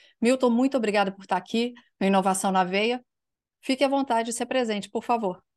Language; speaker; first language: Portuguese; native; Portuguese